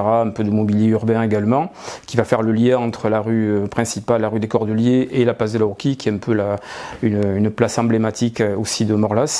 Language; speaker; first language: French; native; French